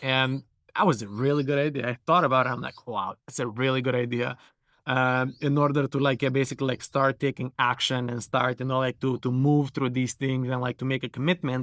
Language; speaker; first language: English; non-native, fluent; Romanian